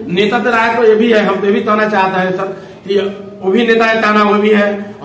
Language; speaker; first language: Hindi; non-native, local second language; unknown